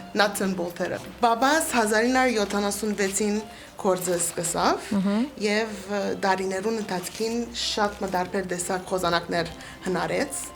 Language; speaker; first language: Armenian; early bilingual, heritage; Armenian